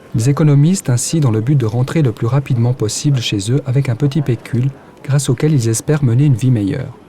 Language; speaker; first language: French; early bilingual, other home language; Italian